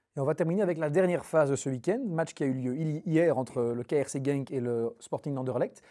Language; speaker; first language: French; native; French